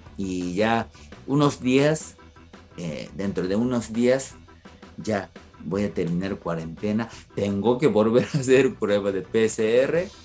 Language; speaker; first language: Spanish; non-native, fluent; Japanese